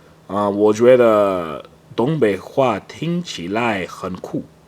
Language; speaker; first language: Chinese; non-native, learner; English